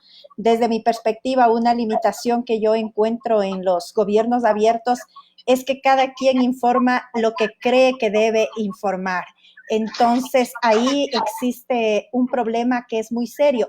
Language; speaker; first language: Spanish; native; Spanish